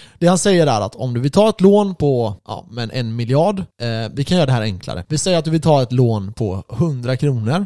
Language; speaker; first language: Swedish; native; Swedish